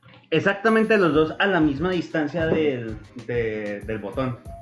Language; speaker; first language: Spanish; native; Spanish